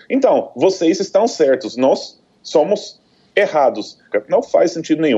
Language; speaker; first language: Portuguese; non-native, fluent; English